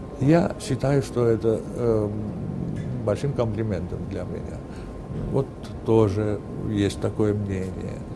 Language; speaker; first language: Russian; non-native, fluent; Armenian